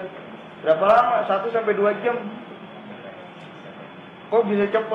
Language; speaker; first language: Malay; native; Malay